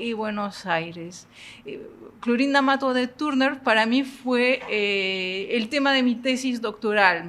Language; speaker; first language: Spanish; non-native, fluent; French